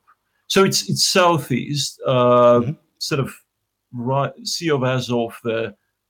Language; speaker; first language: English; non-native, fluent; Russian